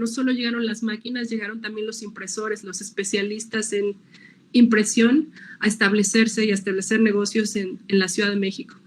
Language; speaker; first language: Spanish; native; Spanish